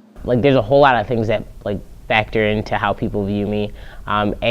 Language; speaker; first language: English; native; English